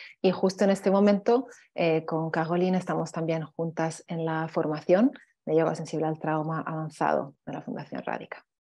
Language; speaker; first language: Spanish; native; Spanish